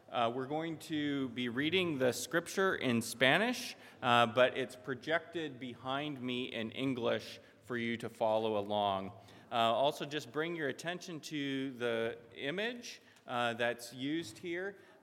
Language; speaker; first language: English; native; English